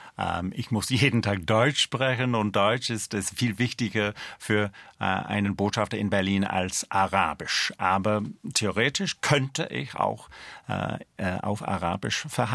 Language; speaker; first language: German; non-native, fluent; English